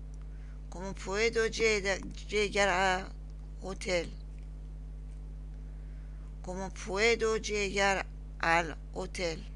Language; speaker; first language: Spanish; non-native, learner; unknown